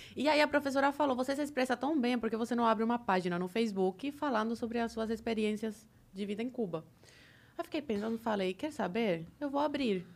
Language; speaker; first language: Portuguese; early bilingual, other home language; Spanish